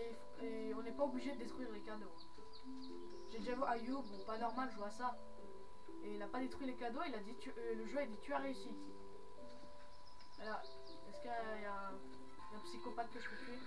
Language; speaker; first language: French; native; French